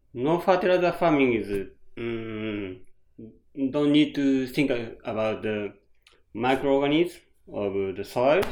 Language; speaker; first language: English; non-native, learner; Japanese